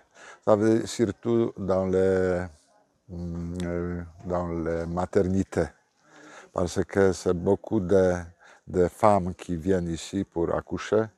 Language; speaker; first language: French; non-native, fluent; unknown